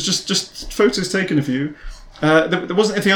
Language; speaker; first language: English; native; English